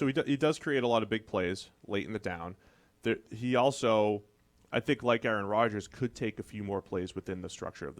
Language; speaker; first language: English; native; English